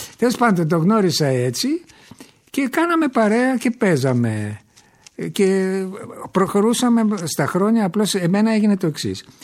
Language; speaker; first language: Greek; early bilingual, heritage; Greek